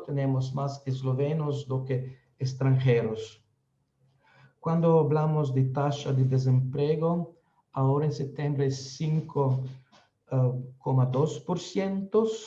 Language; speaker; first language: Spanish; non-native, fluent; Slovenian